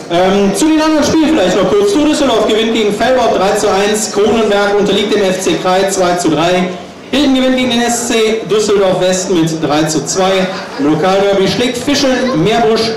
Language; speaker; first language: German; native; German